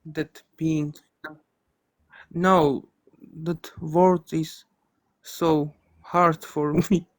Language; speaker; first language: English; non-native, learner; Armenian